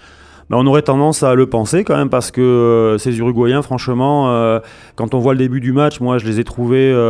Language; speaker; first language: French; native; French